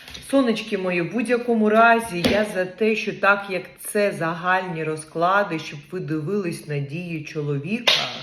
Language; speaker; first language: Ukrainian; non-native, local second language; Russian